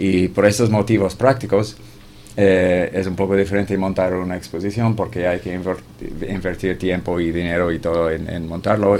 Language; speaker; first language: Spanish; non-native, fluent; English